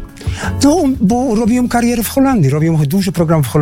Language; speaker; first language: Polish; non-native, learner; Dutch